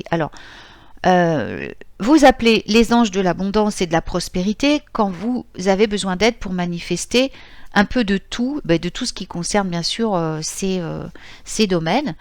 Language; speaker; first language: French; native; French